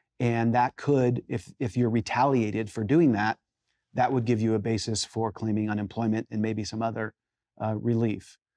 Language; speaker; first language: English; native; English